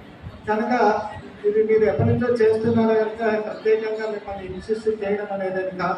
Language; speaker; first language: Telugu; native; Telugu